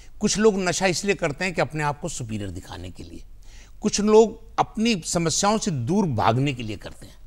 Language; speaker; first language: Hindi; native; Hindi